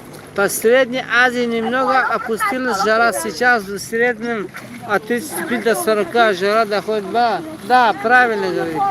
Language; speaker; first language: Russian; non-native, local second language; Tajik